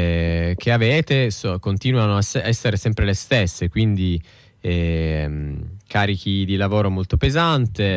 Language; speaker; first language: Italian; native; Italian